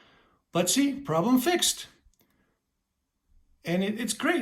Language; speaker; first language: English; native; English